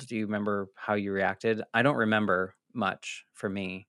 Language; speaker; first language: English; native; English